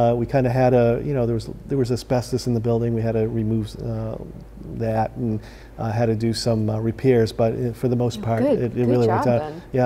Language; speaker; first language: English; native; English